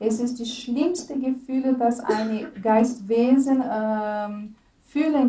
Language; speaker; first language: German; non-native, fluent; Portuguese